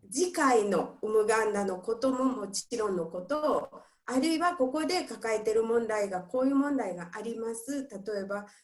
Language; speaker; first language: Japanese; non-native, fluent; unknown